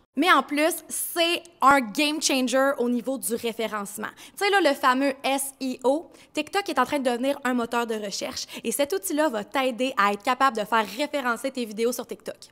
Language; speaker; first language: French; native; French